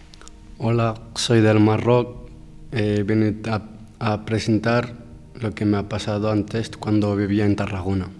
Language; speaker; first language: Spanish; non-native, learner; Arabic